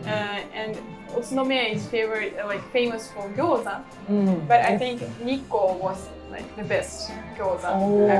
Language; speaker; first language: English; non-native, fluent; Ukrainian